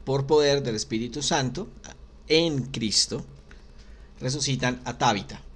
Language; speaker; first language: Spanish; native; Spanish